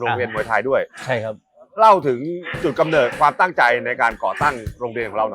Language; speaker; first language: Thai; native; Thai